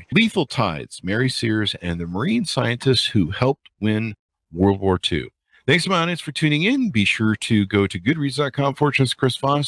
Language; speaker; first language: English; native; English